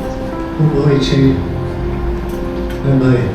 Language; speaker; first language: Cantonese; non-native, fluent; English